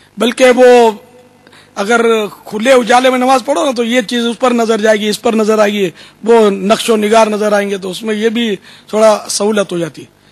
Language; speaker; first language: Urdu; non-native, local second language; Kachhi